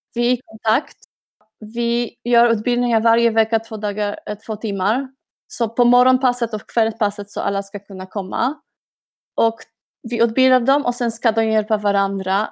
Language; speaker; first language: Swedish; non-native, fluent; Polish